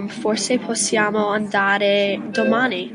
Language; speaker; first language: Italian; non-native, learner; English